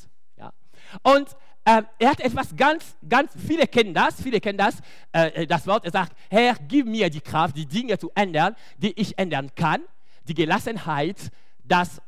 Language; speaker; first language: German; non-native, fluent; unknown